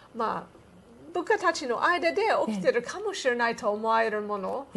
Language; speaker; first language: Japanese; non-native, fluent; English